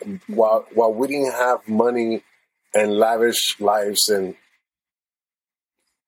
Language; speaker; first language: English; non-native, fluent; Spanish